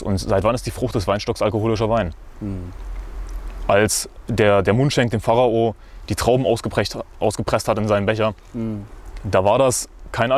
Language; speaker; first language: German; native; German